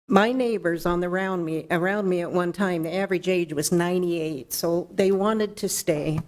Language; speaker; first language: English; native; English